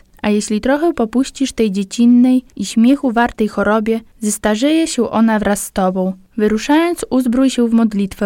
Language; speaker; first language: Polish; native; Polish